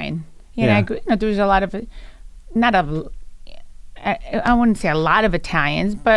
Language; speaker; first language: English; early bilingual, other home language; Italian